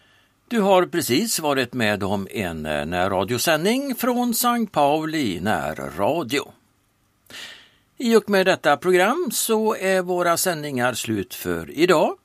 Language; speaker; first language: Swedish; native; Swedish